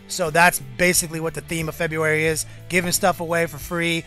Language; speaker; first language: English; native; English